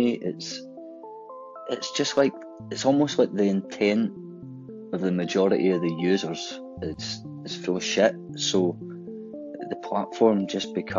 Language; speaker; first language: English; native; English